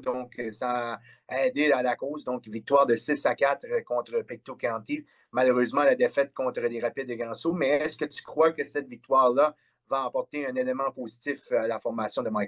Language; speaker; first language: French; native; French